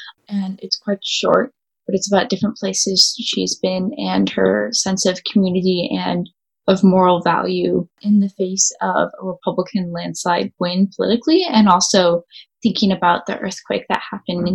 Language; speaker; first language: English; native; English